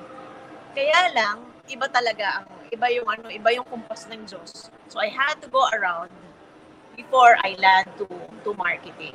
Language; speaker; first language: English; non-native, local second language; Filipino